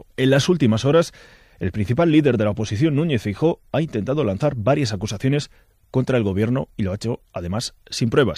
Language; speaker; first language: Spanish; native; Spanish